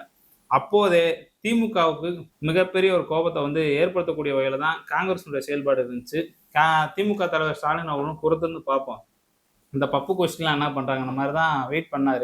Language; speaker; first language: Tamil; native; Tamil